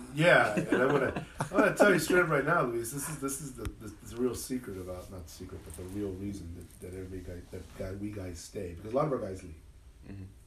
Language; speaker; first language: English; early bilingual, other home language; Spanish